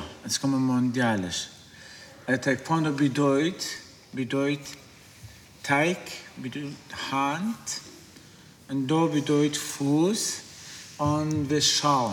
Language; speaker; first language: German; non-native, learner; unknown